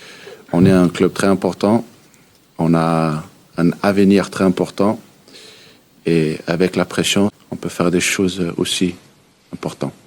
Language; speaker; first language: French; early bilingual, heritage; Danish